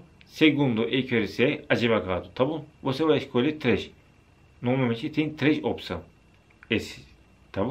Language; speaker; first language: Portuguese; non-native, learner; Turkish